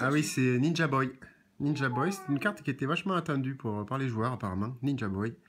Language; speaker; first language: French; native; French